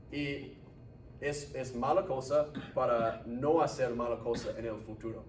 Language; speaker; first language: Spanish; non-native, fluent; English